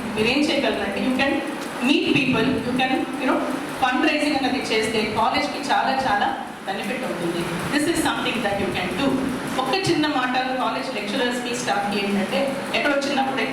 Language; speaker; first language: Telugu; non-native, local second language; Kannada